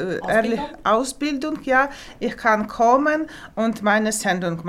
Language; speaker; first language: German; non-native, learner; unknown